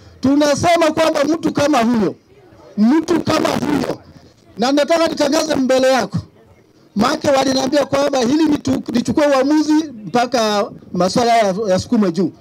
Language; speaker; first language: Swahili; non-native, local second language; Luo (Kenya and Tanzania)